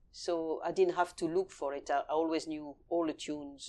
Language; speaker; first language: English; early bilingual, other home language; French